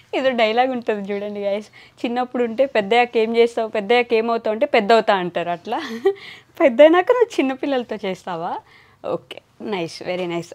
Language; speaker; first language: Telugu; native; Telugu